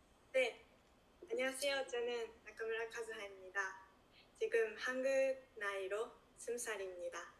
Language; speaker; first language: Korean; non-native, learner; Japanese